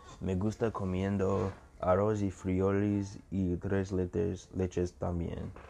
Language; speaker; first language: Spanish; non-native, learner; English